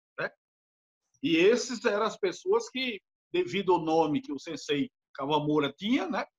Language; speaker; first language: Portuguese; native; Portuguese